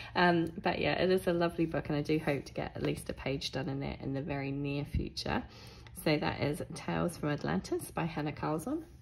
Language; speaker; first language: English; native; English